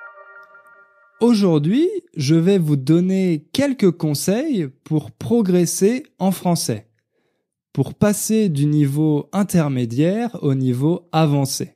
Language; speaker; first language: French; native; French